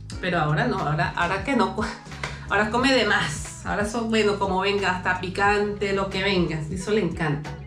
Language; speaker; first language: Spanish; native; Spanish